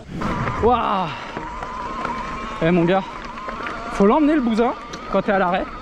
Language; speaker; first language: French; native; French